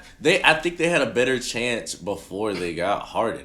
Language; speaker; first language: English; native; English